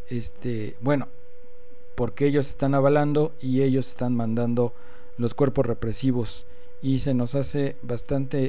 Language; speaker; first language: Spanish; native; Spanish